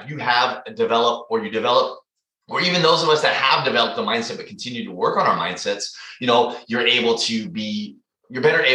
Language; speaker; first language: English; native; English